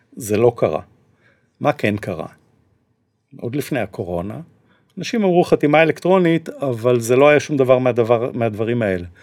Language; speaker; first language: Hebrew; native; Hebrew